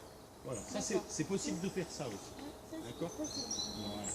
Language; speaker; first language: French; native; French